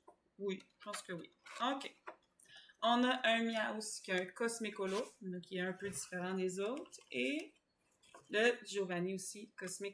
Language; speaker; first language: French; native; French